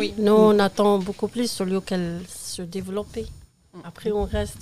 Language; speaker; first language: French; non-native, fluent; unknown